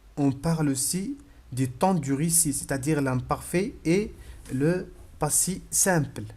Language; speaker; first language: French; non-native, local second language; Arabic